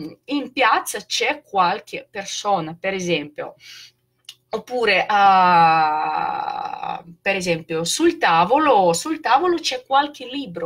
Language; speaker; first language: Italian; non-native, fluent; Russian